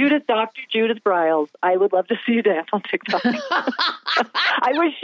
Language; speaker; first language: English; native; English